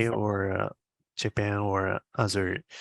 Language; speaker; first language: English; non-native, learner; Japanese